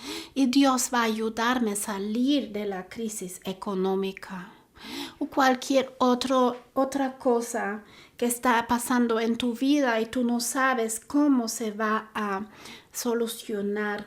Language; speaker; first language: Spanish; non-native, fluent; German